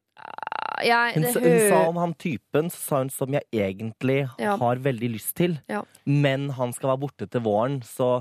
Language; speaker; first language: Norwegian; native; Norwegian